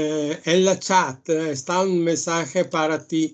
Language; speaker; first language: Spanish; non-native, learner; Italian